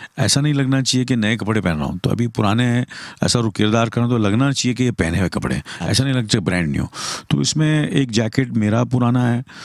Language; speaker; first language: Hindi; native; Hindi